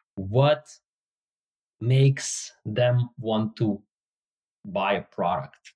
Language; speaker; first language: English; non-native, fluent; Hebrew